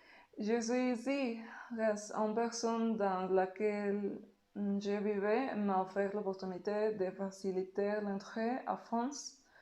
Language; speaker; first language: French; non-native, learner; Spanish